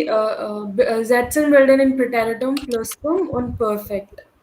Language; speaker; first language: German; non-native, learner; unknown